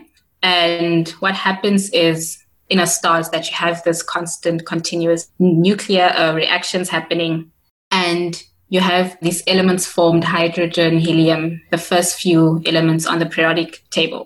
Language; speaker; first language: English; non-native, local second language; Tswana